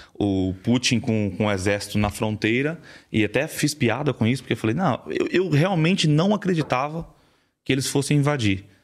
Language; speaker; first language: Portuguese; native; Portuguese